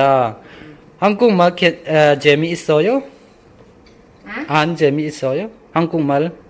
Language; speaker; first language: Korean; non-native, learner; Mizo